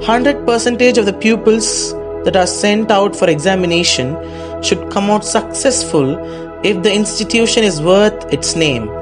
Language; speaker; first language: English; non-native, local second language; Tamil